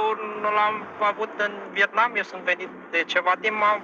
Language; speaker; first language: Romanian; non-native, learner; Vietnamese